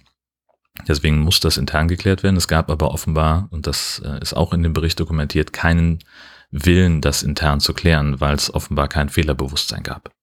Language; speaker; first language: German; native; German